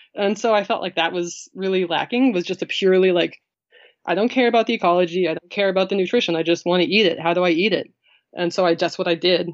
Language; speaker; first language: English; native; English